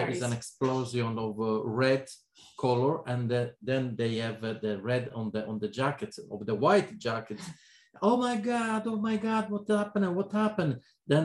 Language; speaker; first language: English; non-native, learner; Italian